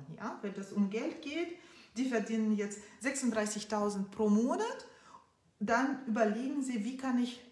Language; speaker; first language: German; non-native, fluent; Russian